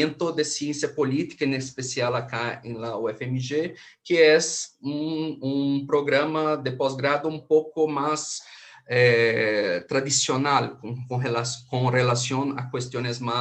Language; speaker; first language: Spanish; non-native, fluent; Portuguese